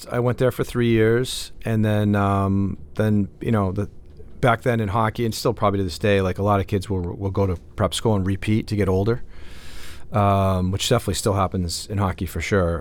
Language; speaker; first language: English; native; English